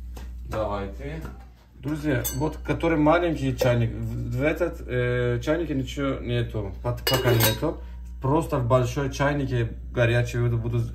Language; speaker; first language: Russian; non-native, learner; Turkish